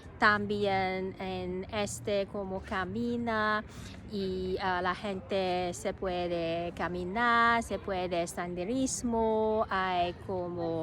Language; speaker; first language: Spanish; non-native, learner; Cantonese